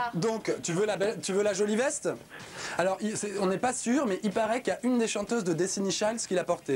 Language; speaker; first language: French; native; French